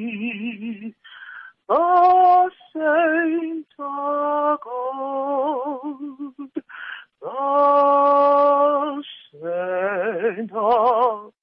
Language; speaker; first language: English; non-native, local second language; Zulu